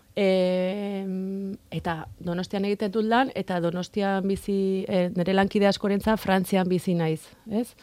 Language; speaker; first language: Basque; non-native, local second language; Spanish